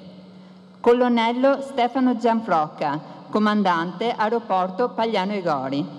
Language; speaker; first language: Italian; native; Italian